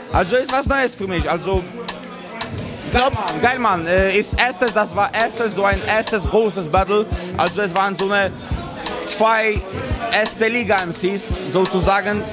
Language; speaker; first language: German; non-native, fluent; Polish